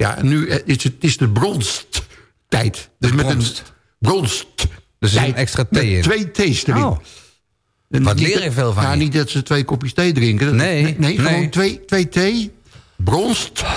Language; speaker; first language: Dutch; native; Dutch